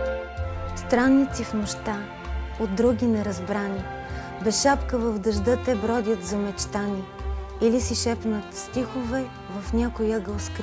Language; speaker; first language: Bulgarian; native; Bulgarian